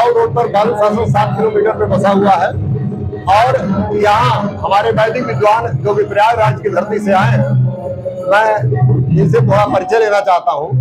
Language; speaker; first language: Hindi; native; Hindi